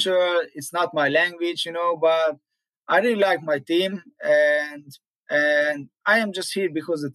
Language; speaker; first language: English; non-native, learner; Hungarian